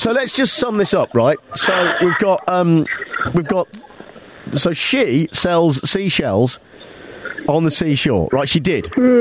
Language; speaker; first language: English; native; English